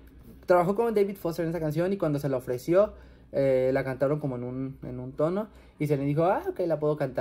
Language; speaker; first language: Spanish; native; Spanish